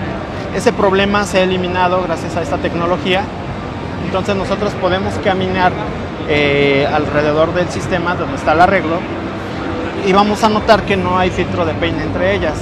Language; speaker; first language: Spanish; native; Spanish